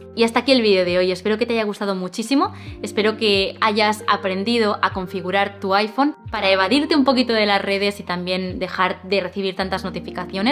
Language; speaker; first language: Spanish; native; Spanish